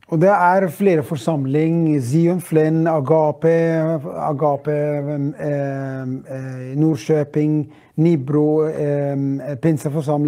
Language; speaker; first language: Swedish; non-native, fluent; Arabic